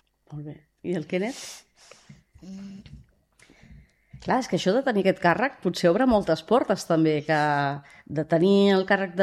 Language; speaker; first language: Catalan; native; Catalan